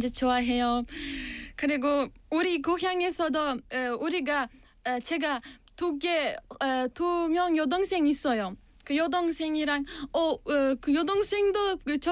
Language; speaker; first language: English; non-native, fluent; Uzbek